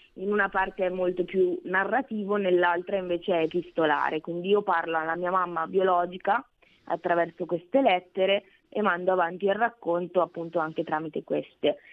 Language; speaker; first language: Italian; early bilingual, other home language; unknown